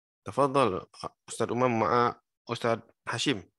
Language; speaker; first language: Arabic; non-native, fluent; Indonesian